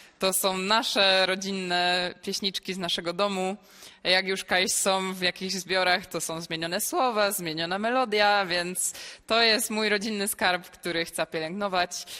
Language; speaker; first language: Polish; native; Polish